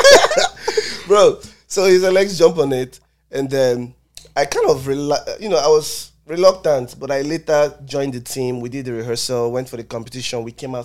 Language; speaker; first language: English; non-native, local second language; Igbo